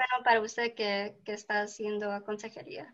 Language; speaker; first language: Spanish; early bilingual, heritage; Spanish